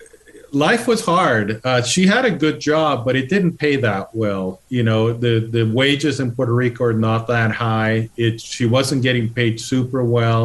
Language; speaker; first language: English; non-native, fluent; Spanish